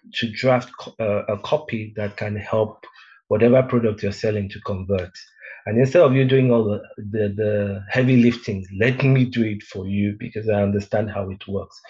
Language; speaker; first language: English; native; English